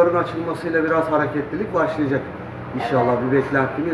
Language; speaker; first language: Turkish; native; Turkish